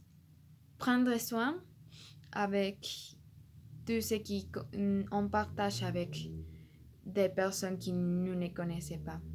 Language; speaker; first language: French; non-native, learner; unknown